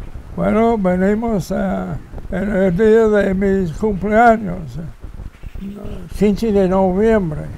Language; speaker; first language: Spanish; non-native, fluent; English